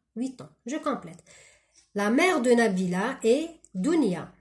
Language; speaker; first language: French; non-native, local second language; Arabic